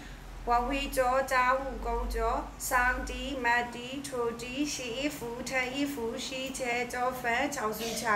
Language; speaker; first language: Chinese; non-native, learner; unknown